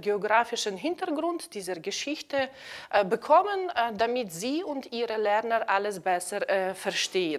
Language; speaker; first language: German; non-native, fluent; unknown